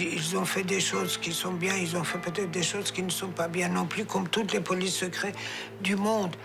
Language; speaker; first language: French; non-native, fluent; Persian